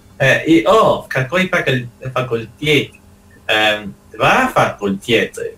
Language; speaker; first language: Russian; non-native, learner; English